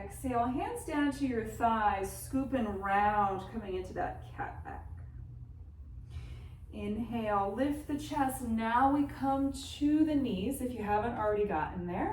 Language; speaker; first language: English; native; English